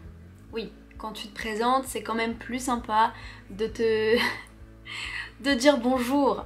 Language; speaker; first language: French; native; French